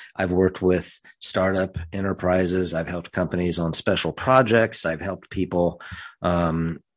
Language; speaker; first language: English; native; English